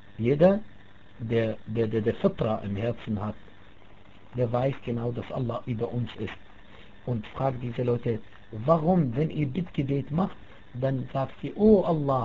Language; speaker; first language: German; non-native, fluent; Arabic